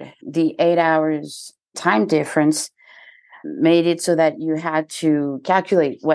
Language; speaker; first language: English; non-native, fluent; French